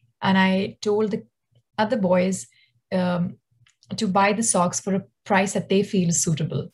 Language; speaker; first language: English; non-native, local second language; Hindi